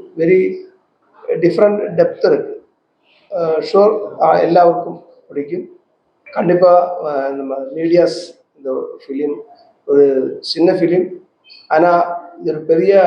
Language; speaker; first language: Tamil; non-native, learner; Malayalam